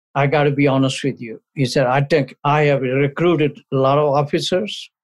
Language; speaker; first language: English; non-native, local second language; Punjabi